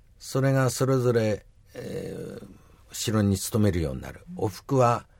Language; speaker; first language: Japanese; native; Japanese